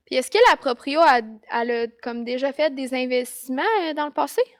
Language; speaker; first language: French; native; French